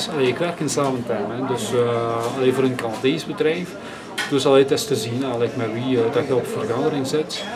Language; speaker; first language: Dutch; non-native, local second language; French